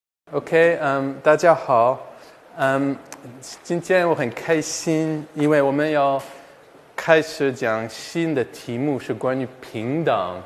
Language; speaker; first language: Chinese; non-native, fluent; English